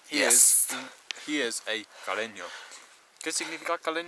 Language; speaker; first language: Spanish; non-native, fluent; English